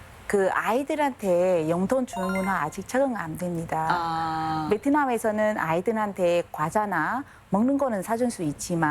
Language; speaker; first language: Korean; non-native, fluent; Vietnamese